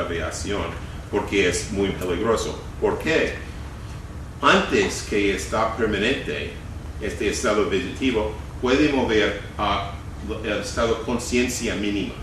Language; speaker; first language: Spanish; non-native, fluent; English